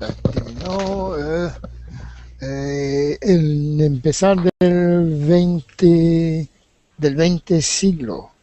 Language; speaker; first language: Spanish; non-native, learner; French